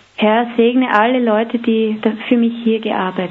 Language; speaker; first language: German; native; German